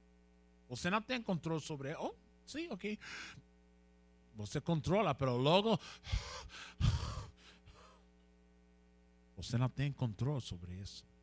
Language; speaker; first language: Portuguese; non-native, learner; Spanish